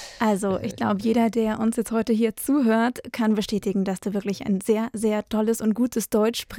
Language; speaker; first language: German; native; German